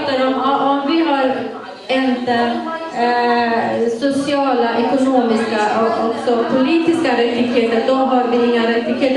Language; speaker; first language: Swedish; non-native, fluent; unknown